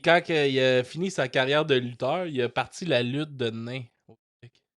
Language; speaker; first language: French; native; French